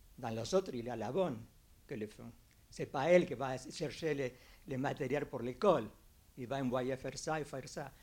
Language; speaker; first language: French; non-native, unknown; Spanish